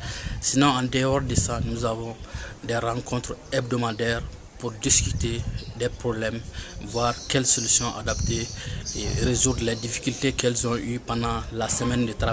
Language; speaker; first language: French; non-native, local second language; Bambara